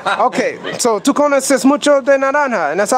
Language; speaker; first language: Spanish; non-native, learner; English